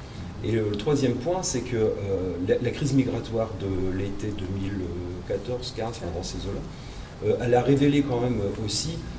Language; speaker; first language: French; native; French